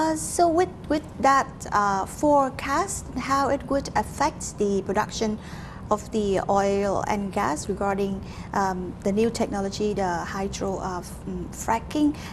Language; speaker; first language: English; non-native, fluent; Vietnamese